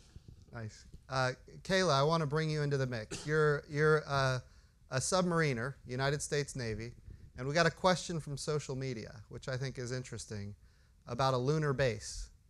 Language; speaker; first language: English; native; English